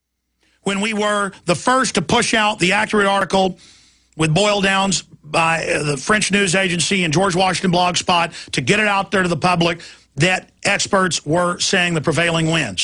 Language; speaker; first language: English; native; English